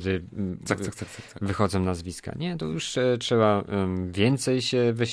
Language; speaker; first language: Polish; native; Polish